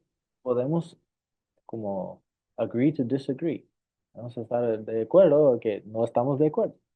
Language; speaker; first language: Spanish; non-native, fluent; English